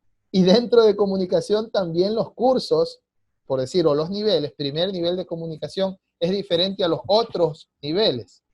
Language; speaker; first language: Spanish; native; Spanish